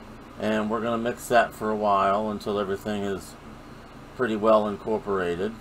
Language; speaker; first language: English; native; English